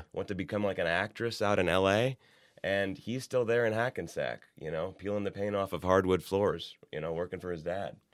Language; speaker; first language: English; native; English